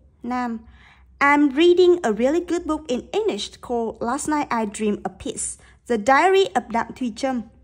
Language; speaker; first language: English; non-native, fluent; Vietnamese